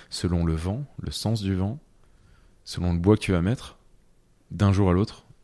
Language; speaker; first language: French; native; French